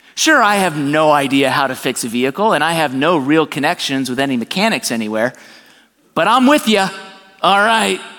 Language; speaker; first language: English; native; English